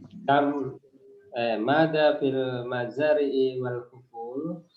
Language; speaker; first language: Arabic; non-native, learner; Indonesian